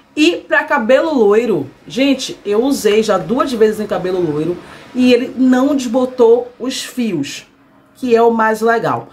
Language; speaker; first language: Portuguese; native; Portuguese